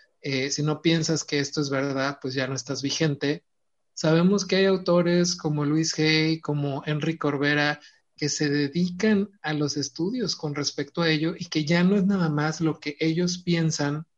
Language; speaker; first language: Spanish; native; Spanish